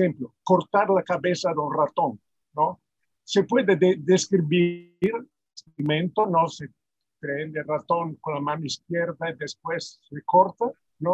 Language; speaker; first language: Spanish; non-native, fluent; Italian